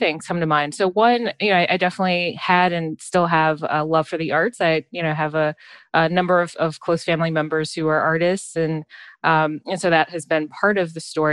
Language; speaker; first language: English; native; English